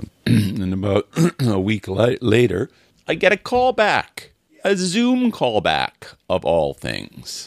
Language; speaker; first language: English; native; English